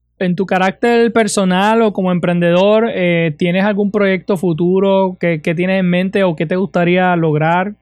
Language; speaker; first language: Spanish; native; Spanish